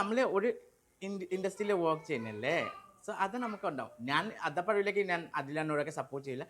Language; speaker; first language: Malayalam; non-native, local second language; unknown